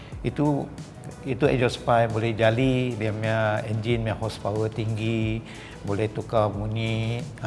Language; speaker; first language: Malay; non-native, local second language; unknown